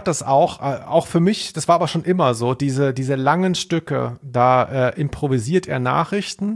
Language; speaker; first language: German; native; German